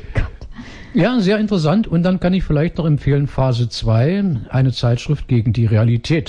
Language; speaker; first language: German; native; German